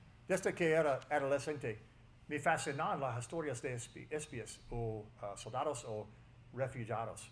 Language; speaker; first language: Spanish; non-native, fluent; English